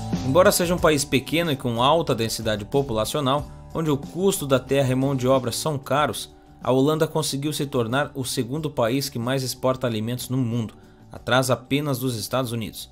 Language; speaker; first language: Portuguese; native; Portuguese